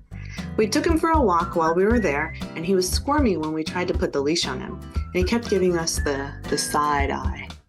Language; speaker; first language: English; native; English